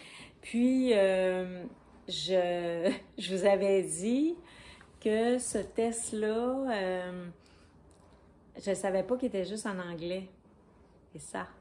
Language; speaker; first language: French; native; French